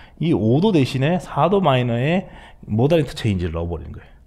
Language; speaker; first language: Korean; native; Korean